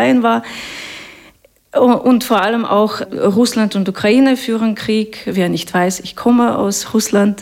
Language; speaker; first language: German; non-native, fluent; Russian